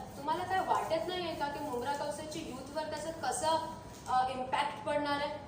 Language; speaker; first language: Marathi; non-native, local second language; Urdu